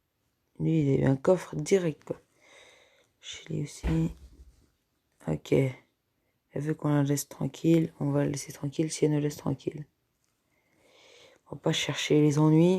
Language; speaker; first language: French; native; French